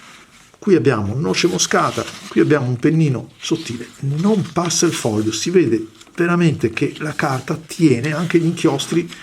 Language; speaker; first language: Italian; native; Italian